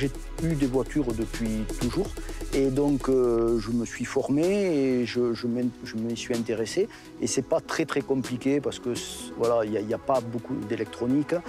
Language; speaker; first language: French; native; French